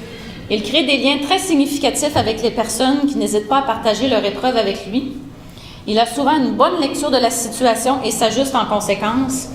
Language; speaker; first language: French; native; French